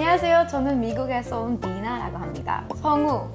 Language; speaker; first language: Korean; non-native, fluent; English